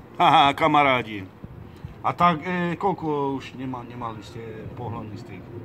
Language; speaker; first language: Slovak; non-native, local second language; Romany